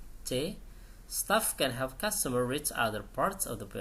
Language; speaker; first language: English; non-native, fluent; Indonesian